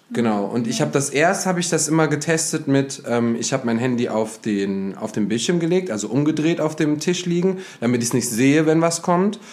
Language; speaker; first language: German; native; German